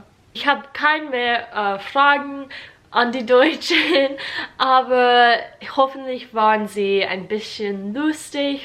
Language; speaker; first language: German; non-native, learner; English